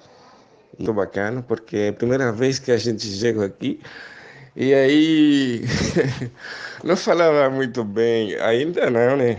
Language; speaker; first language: Portuguese; non-native, learner; Haitian Creole